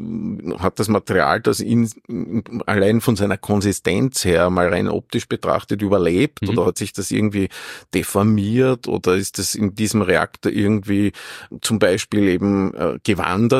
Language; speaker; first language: German; native; German